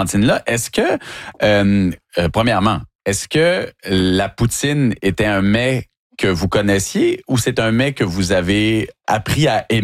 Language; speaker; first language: French; native; French